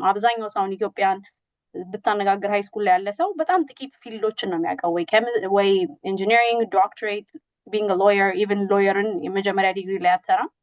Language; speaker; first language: Amharic; native; Amharic